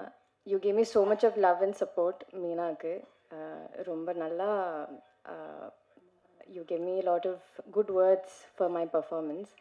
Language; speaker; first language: Tamil; non-native, learner; Malayalam